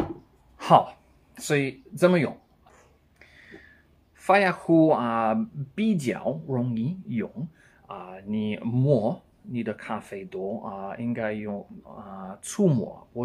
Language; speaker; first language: Chinese; non-native, learner; English